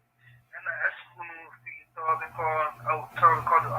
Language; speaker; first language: Arabic; non-native, learner; English